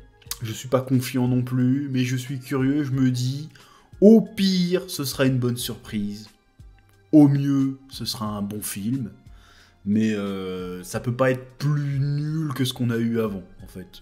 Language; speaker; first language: French; native; French